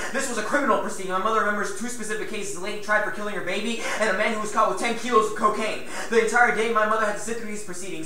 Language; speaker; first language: English; early bilingual, other home language; Spanish